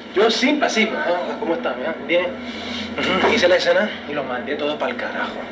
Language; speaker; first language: Spanish; early bilingual, heritage; Spanish